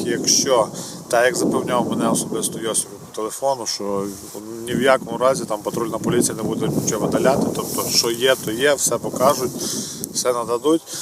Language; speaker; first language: Ukrainian; native; Ukrainian